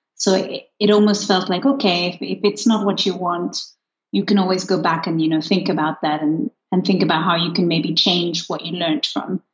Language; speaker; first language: English; non-native, fluent; Luxembourgish